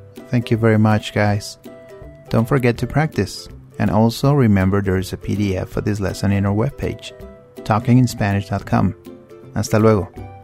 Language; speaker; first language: English; non-native, fluent; Spanish